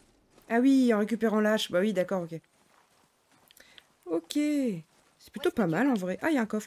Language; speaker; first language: French; native; French